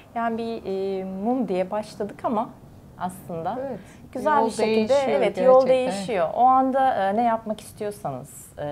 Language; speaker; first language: Turkish; native; Turkish